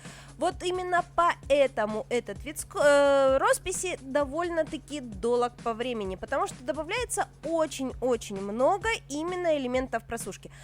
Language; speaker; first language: Russian; native; Russian